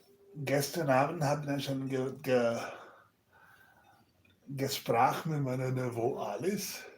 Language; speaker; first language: German; non-native, learner; Spanish